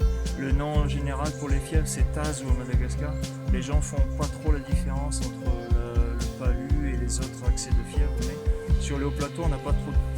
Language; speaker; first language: French; native; French